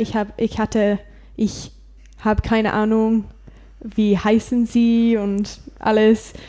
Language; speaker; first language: German; non-native, learner; English